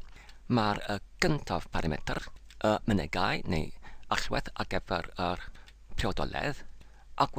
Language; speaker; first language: Welsh; non-native, learner; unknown